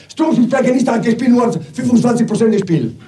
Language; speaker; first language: German; non-native, learner; Italian